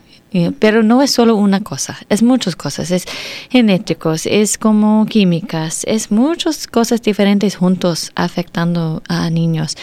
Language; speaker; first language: Spanish; non-native, learner; English